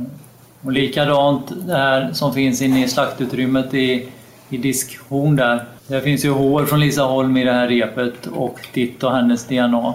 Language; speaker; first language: Swedish; native; Swedish